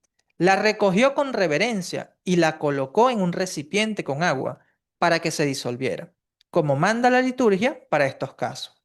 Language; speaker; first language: Spanish; native; Spanish